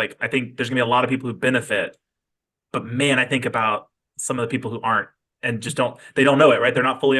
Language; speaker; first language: English; native; English